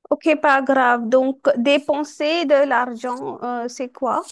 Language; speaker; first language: French; non-native, fluent; Hindi